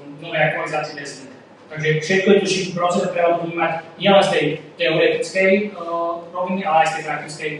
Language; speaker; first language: Slovak; native; Slovak